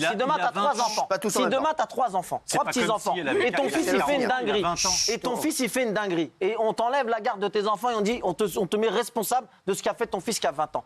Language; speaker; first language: French; native; French